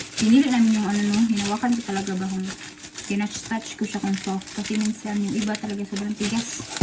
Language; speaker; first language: Filipino; non-native, local second language; Cebuano